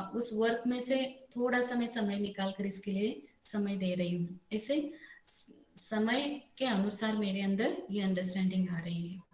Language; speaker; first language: Hindi; non-native, local second language; Marathi